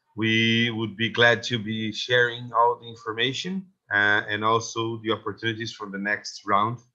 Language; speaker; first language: English; non-native, fluent; Portuguese